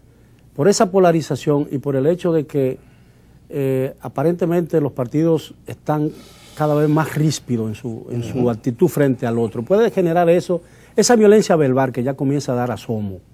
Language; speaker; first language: Spanish; native; Spanish